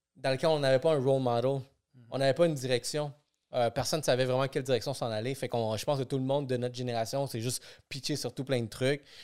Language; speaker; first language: French; early bilingual, other home language; Spanish